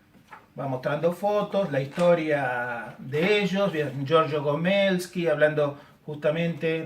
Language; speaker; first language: Spanish; native; Spanish